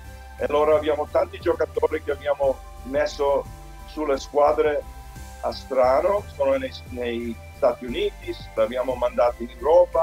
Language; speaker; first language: Italian; early bilingual, heritage; Italian